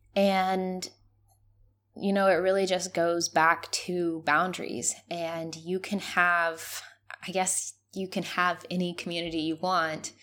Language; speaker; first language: English; non-native, fluent; Spanish